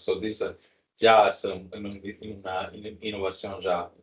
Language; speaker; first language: Spanish; non-native, learner; English